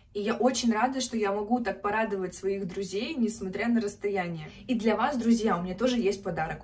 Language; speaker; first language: Russian; native; Russian